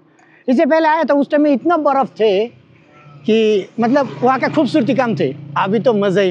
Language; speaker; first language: Hindi; non-native, learner; Bangla